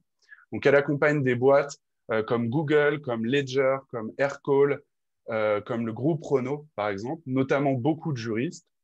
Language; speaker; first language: French; native; French